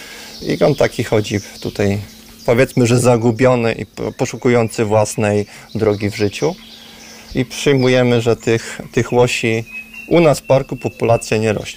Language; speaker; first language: Polish; native; Polish